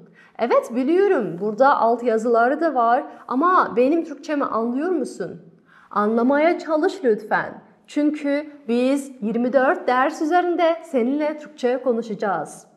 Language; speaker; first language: Turkish; non-native, fluent; Kazakh